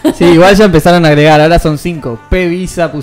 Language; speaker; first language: Spanish; native; Spanish